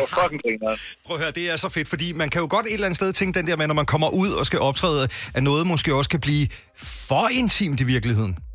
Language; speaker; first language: Danish; native; Danish